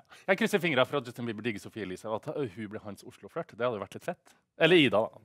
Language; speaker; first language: Norwegian; native; Norwegian